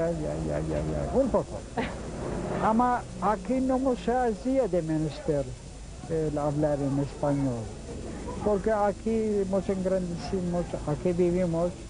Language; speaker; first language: Spanish; early bilingual, heritage; Ladino